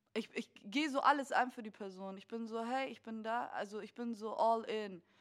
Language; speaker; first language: German; native; German